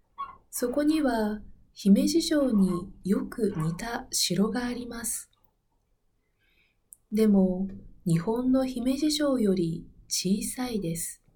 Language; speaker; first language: Japanese; non-native, learner; Spanish